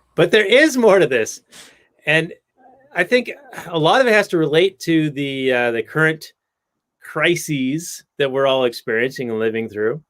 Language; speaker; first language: English; native; English